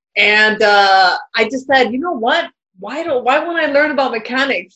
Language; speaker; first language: English; early bilingual, other home language; Spanish